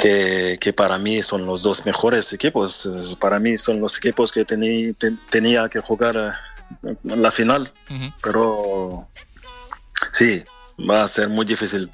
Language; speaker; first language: Spanish; non-native, fluent; French